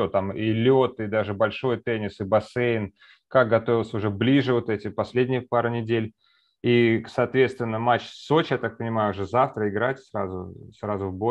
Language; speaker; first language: Russian; native; Russian